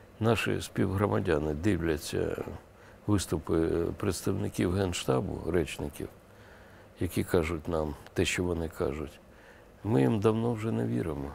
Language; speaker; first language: Ukrainian; non-native, local second language; Russian